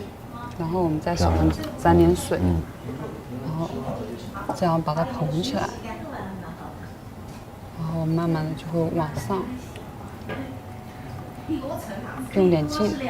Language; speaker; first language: Chinese; native; Chinese